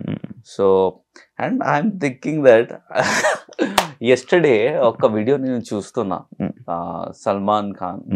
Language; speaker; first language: Telugu; non-native, learner; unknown